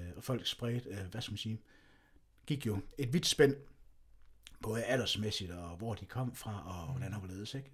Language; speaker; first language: Danish; native; Danish